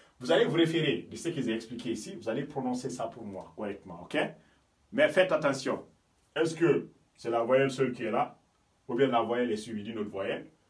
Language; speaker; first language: French; non-native, local second language; Fula